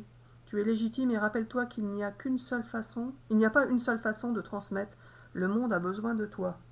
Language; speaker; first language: French; native; French